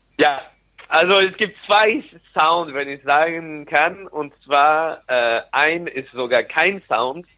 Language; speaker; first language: German; non-native, local second language; French